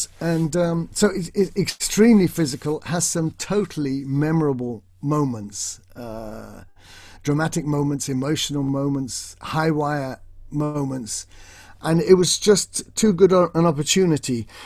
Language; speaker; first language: English; native; English